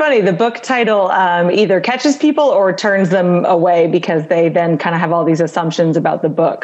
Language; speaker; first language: English; native; English